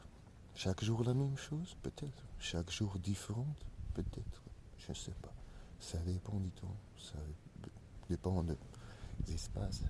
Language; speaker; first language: French; non-native, learner; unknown